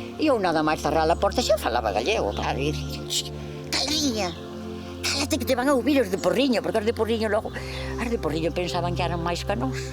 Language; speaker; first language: Galician; native; Galician